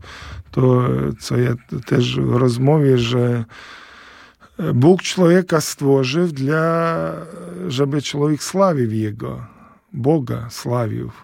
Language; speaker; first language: Polish; non-native, learner; Ukrainian